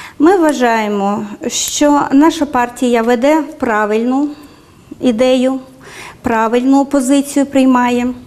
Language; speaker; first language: Ukrainian; native; Ukrainian